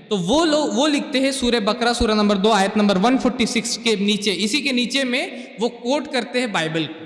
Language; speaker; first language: Urdu; native; Urdu